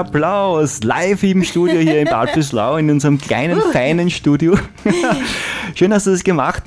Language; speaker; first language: German; native; German